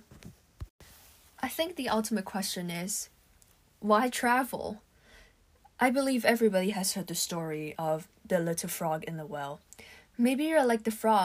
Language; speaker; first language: English; non-native, local second language; Cantonese